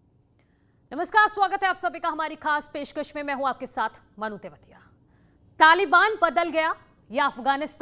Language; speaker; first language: Hindi; native; Hindi